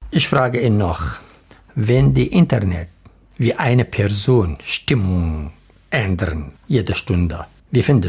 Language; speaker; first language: German; non-native, learner; Arabic